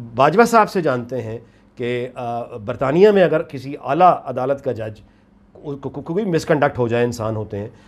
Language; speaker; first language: Urdu; native; Urdu